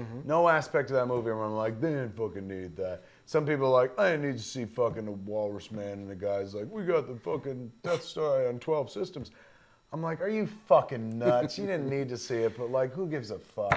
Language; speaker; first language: English; native; English